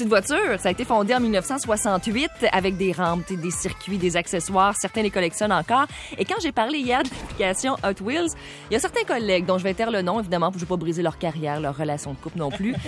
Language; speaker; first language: French; native; French